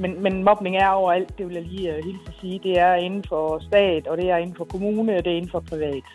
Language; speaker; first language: Danish; native; Danish